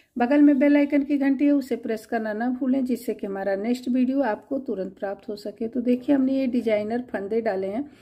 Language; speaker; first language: Hindi; native; Hindi